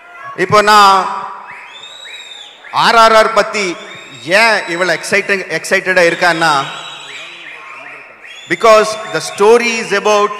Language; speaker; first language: Tamil; non-native, local second language; Telugu